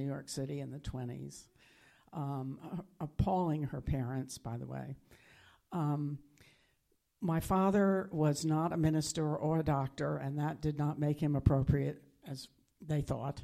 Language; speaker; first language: English; native; English